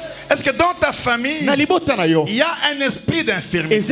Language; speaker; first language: French; non-native, local second language; Lingala